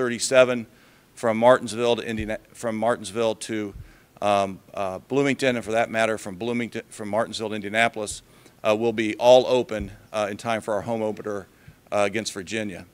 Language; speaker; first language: English; native; English